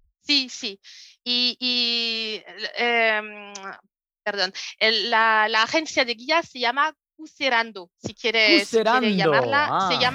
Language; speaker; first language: Spanish; non-native, learner; French